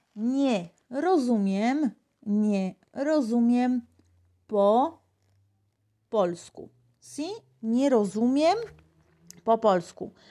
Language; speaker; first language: Spanish; non-native, fluent; Polish